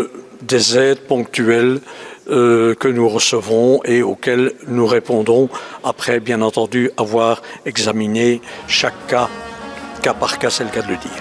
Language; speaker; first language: French; native; French